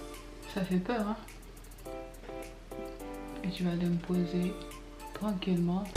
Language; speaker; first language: French; early bilingual, other home language; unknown